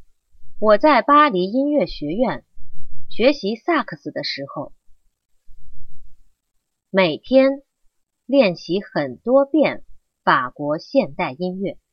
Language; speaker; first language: Chinese; non-native, learner; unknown